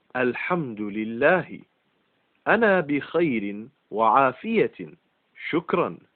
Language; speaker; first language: Arabic; non-native, fluent; English